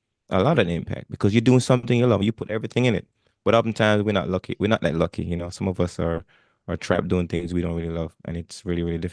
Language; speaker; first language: English; non-native, fluent; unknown